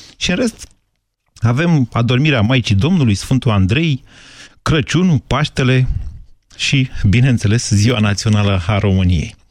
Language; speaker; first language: Romanian; native; Romanian